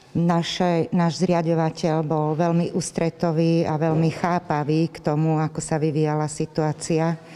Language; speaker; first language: Slovak; native; Slovak